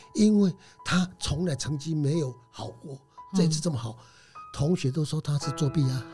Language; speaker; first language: Chinese; native; Chinese